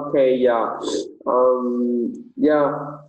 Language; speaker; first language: English; non-native, fluent; Vietnamese